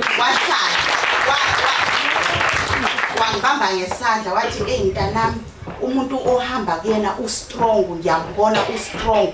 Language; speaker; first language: Zulu; native; Zulu